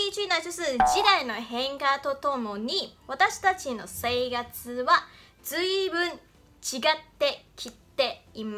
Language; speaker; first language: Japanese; non-native, fluent; Chinese